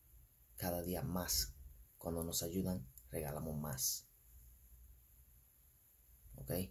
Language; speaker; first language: Spanish; non-native, fluent; English